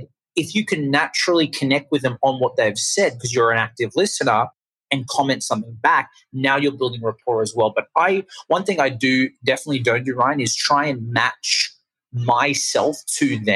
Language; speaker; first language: English; native; English